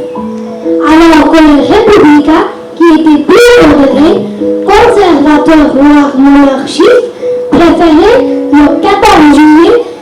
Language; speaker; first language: French; non-native, learner; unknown